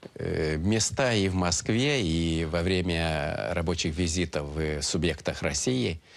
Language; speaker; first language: Russian; non-native, local second language; Romanian